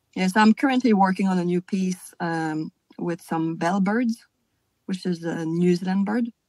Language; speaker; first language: English; non-native, fluent; French